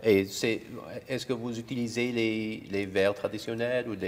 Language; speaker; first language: French; non-native, fluent; English